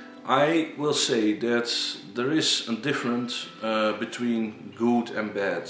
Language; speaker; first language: English; non-native, learner; Dutch